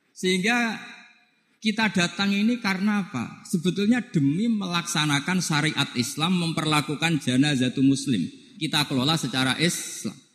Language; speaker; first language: Indonesian; non-native, local second language; Javanese